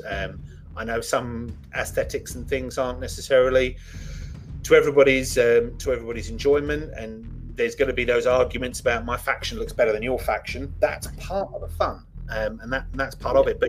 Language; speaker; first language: English; native; English